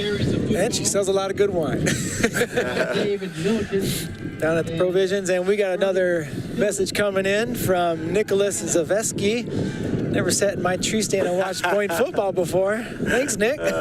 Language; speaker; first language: English; native; English